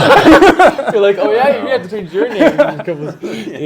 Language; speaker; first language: English; native; English